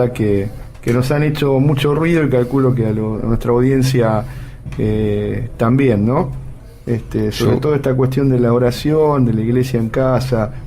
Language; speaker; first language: Spanish; native; Spanish